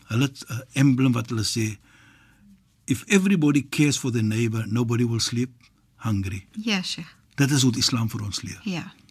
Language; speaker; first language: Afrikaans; native; Afrikaans